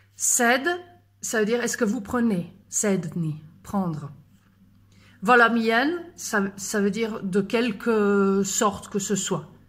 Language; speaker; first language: French; native; French